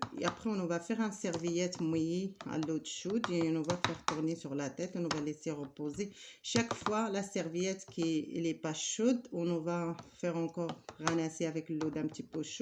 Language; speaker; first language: French; non-native, learner; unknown